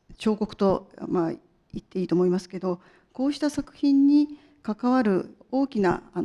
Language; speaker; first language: Japanese; native; Japanese